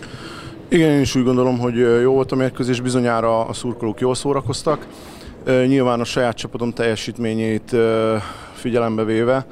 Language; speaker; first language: Hungarian; native; Hungarian